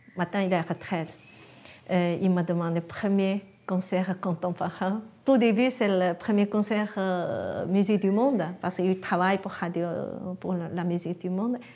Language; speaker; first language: French; non-native, learner; Chinese